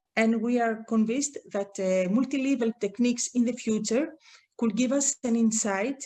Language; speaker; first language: English; non-native, fluent; Greek